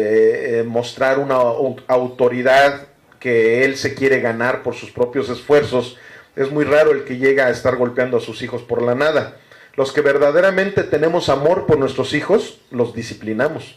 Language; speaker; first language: Spanish; native; Spanish